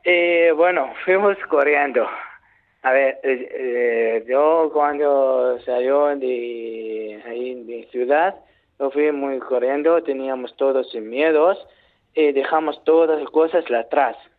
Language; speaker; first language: Spanish; non-native, learner; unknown